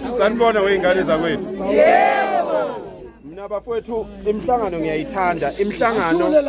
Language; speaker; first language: Zulu; native; Zulu